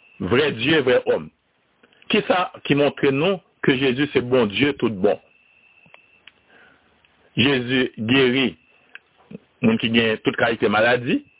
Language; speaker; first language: French; non-native, learner; Haitian Creole